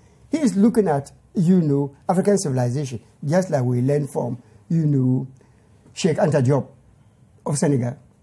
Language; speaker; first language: English; non-native, local second language; Akan